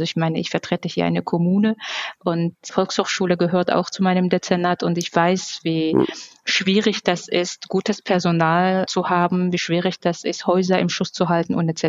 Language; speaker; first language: German; non-native, fluent; Georgian